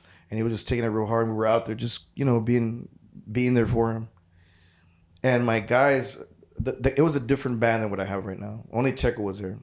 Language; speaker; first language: English; early bilingual, other home language; Spanish